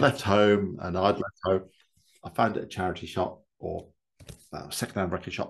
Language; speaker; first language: English; native; English